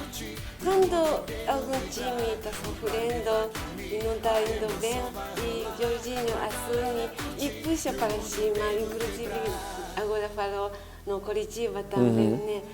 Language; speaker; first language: Portuguese; non-native, learner; Japanese